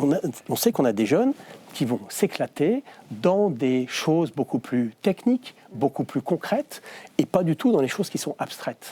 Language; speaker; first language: French; native; French